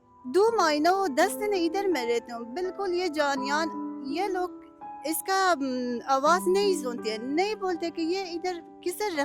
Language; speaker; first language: Hindi; non-native, learner; Persian